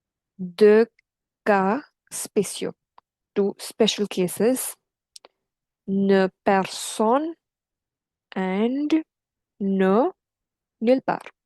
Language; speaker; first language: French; non-native, fluent; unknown